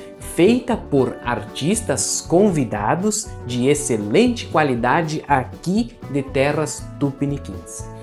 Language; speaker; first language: Portuguese; native; Portuguese